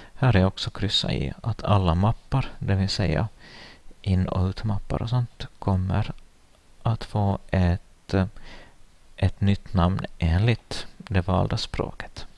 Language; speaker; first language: Swedish; native; Swedish